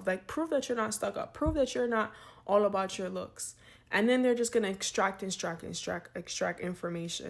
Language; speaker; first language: English; native; English